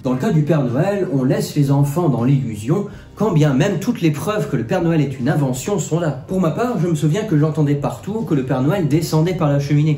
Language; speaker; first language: French; native; French